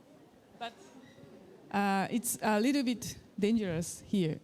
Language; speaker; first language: English; non-native, learner; Japanese